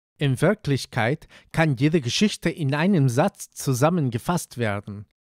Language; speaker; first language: German; non-native, fluent; Spanish